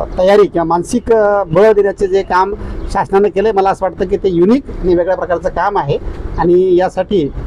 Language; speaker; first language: Marathi; native; Marathi